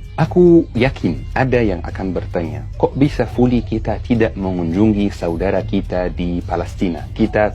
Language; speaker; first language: Indonesian; non-native, fluent; Arabic